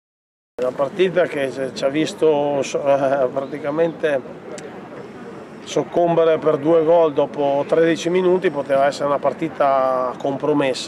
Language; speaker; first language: Italian; native; Italian